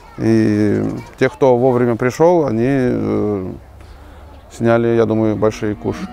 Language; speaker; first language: Russian; native; Russian